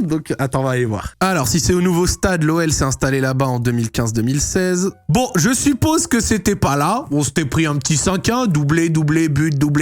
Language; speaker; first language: French; native; French